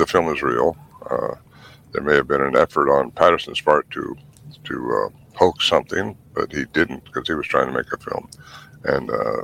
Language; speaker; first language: English; native; English